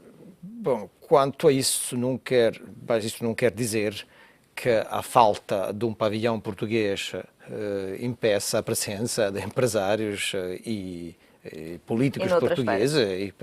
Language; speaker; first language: Portuguese; non-native, fluent; Italian